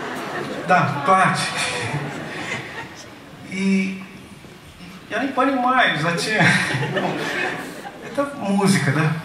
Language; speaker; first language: Russian; non-native, learner; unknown